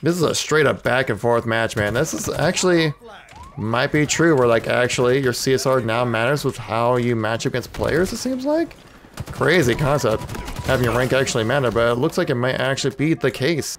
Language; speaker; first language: English; native; English